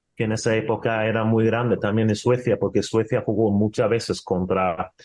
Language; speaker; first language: Spanish; non-native, fluent; Swedish